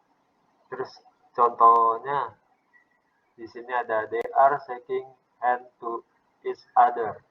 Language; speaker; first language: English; non-native, fluent; Indonesian